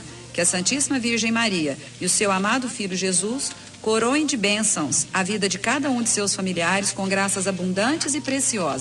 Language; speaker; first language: Portuguese; native; Portuguese